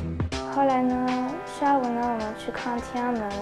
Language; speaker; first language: Chinese; non-native, learner; French